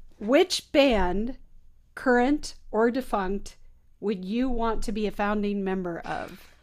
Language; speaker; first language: English; native; English